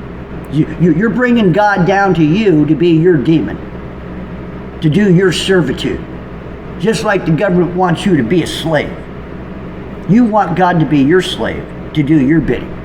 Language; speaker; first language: English; native; English